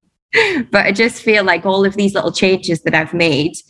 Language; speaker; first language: English; native; English